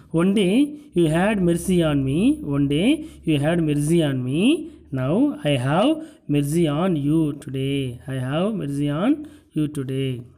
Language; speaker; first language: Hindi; non-native, local second language; Tamil